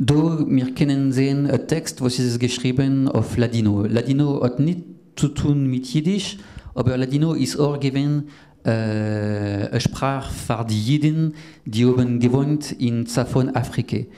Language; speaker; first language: German; non-native, learner; French